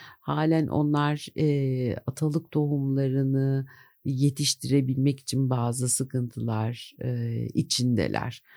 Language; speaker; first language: Turkish; native; Turkish